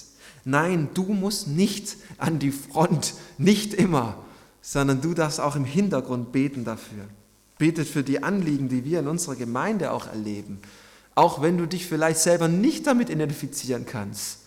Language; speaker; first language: German; native; German